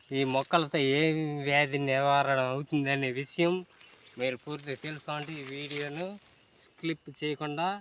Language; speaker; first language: Telugu; native; Telugu